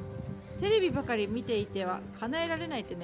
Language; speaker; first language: Japanese; native; Japanese